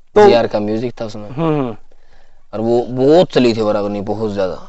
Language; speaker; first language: Hindi; native; Hindi